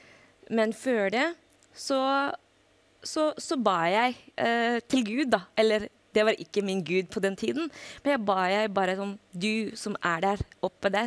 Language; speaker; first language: Norwegian; non-native, fluent; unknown